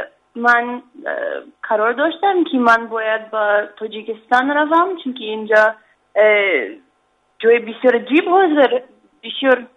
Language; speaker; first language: Persian; non-native, learner; English